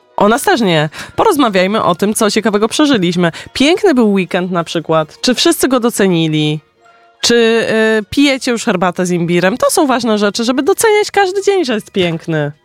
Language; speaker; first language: Polish; native; Polish